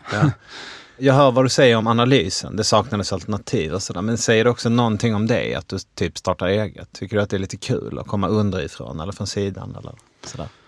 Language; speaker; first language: Swedish; native; Swedish